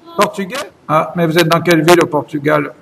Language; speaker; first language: French; native; French